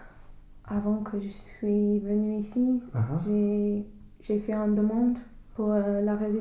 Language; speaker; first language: French; non-native, learner; English